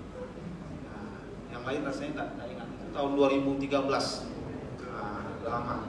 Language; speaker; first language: Indonesian; native; Indonesian